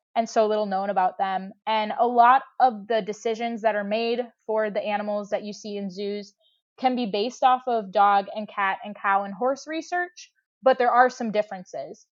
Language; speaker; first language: English; native; English